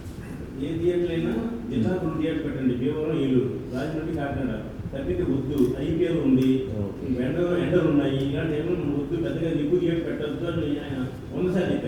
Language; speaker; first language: Telugu; native; Telugu